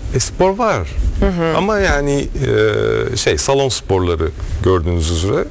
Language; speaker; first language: Turkish; native; Turkish